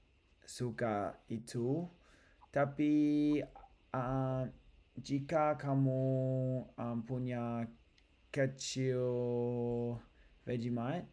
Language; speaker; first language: Indonesian; non-native, learner; English